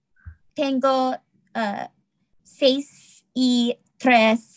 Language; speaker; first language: Spanish; non-native, learner; English